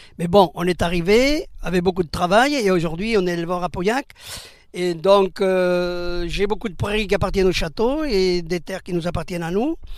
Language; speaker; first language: French; early bilingual, other home language; Spanish